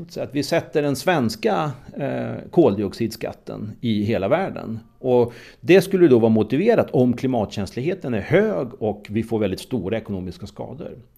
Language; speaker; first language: Swedish; native; Swedish